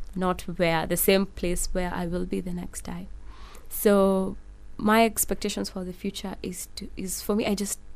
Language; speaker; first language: English; non-native, local second language; Swahili